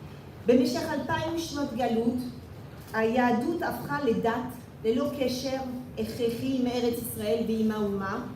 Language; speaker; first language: Hebrew; non-native, fluent; French